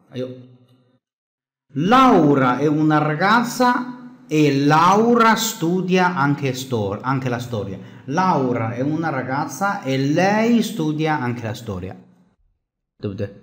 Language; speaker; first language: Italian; non-native, fluent; Chinese